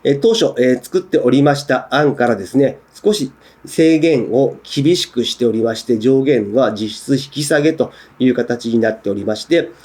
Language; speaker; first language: Japanese; native; Japanese